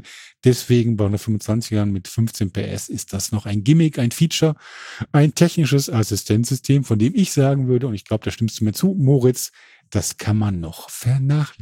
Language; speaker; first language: German; native; German